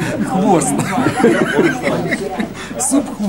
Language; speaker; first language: Russian; non-native, learner; Turkish